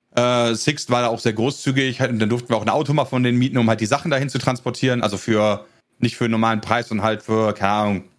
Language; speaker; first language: German; native; German